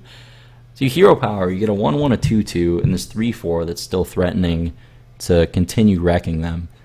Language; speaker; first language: English; native; English